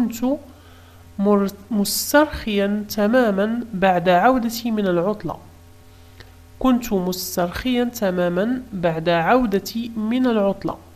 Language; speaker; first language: Arabic; native; Arabic